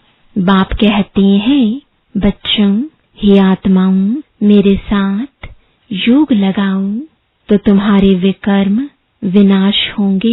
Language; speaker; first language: Hindi; native; Hindi